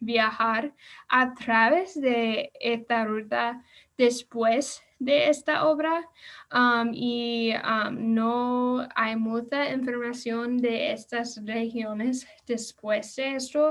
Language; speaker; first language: Spanish; non-native, learner; English